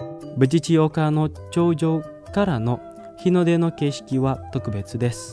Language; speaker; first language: Japanese; non-native, fluent; Indonesian